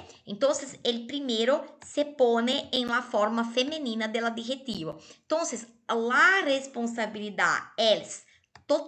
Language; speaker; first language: Spanish; non-native, fluent; Portuguese